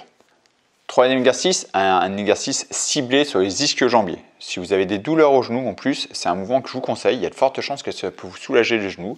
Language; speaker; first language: French; native; French